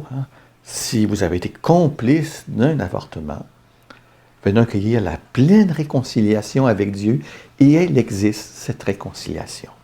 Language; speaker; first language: French; native; French